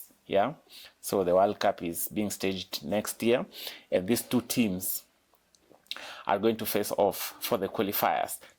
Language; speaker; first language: English; non-native, local second language; Swahili